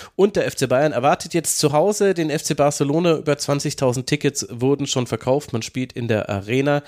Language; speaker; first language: German; native; German